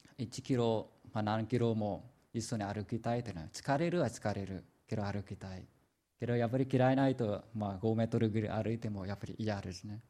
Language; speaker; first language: Japanese; non-native, fluent; Vietnamese